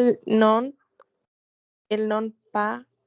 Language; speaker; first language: French; non-native, learner; Spanish